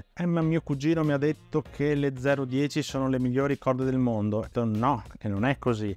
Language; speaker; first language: Italian; native; Italian